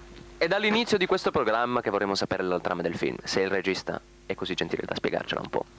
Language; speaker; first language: Italian; native; Italian